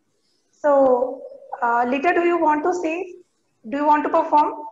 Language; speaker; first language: English; non-native, local second language; Hindi